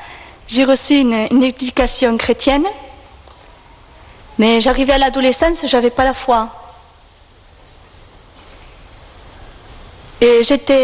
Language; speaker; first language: French; native; French